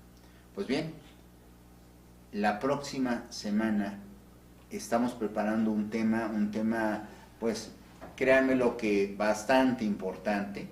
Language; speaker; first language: Spanish; native; Spanish